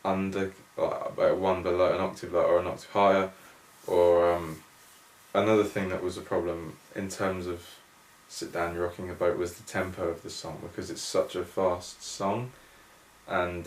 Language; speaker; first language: English; native; English